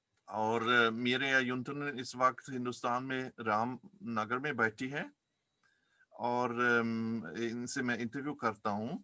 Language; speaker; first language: Hindi; non-native, fluent; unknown